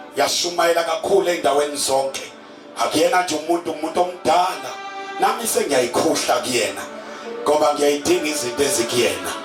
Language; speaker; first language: Zulu; native; Zulu